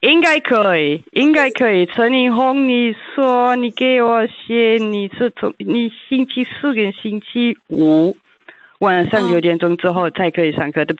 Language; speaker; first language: Chinese; non-native, fluent; German